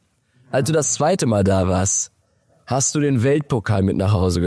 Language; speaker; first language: German; native; German